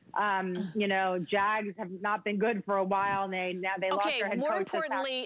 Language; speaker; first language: English; native; English